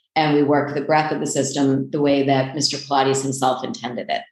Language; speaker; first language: English; native; English